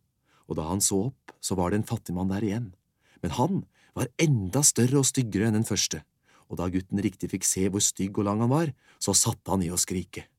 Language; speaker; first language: Norwegian; native; Norwegian